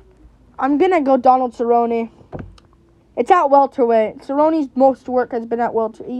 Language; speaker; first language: English; native; English